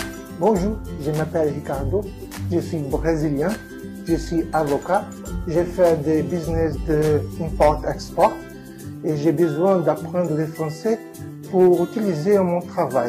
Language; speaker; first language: French; non-native, learner; Portuguese